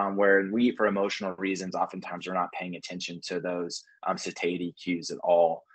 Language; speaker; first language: English; native; English